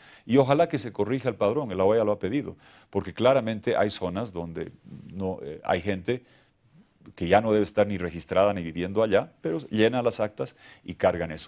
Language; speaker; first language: Spanish; native; Spanish